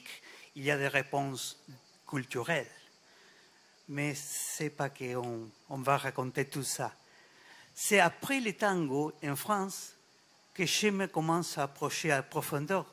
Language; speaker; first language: French; non-native, fluent; Spanish